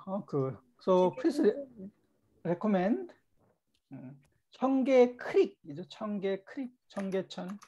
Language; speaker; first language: Korean; native; Korean